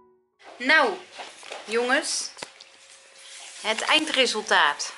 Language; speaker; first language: Dutch; native; Dutch